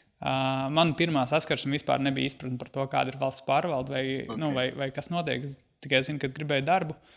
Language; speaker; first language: Latvian; native; Latvian